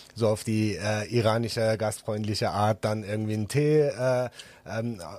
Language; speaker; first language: German; non-native, fluent; Persian